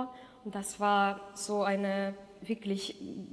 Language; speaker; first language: German; non-native, fluent; Russian